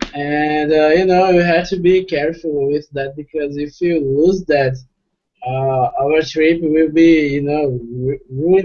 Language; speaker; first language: English; non-native, fluent; Portuguese